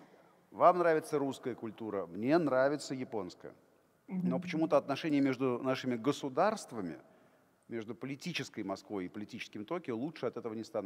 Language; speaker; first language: Russian; native; Russian